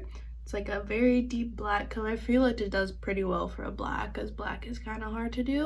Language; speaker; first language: English; native; English